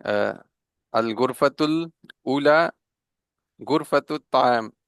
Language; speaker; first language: Arabic; non-native, learner; Urdu